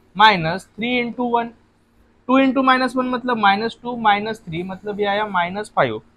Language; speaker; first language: Hindi; non-native, local second language; Marathi